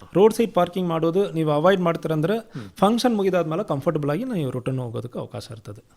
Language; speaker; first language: Kannada; non-native, local second language; Tamil